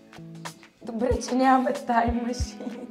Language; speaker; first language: Bulgarian; native; Bulgarian